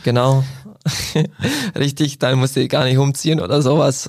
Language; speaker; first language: German; non-native, fluent; Croatian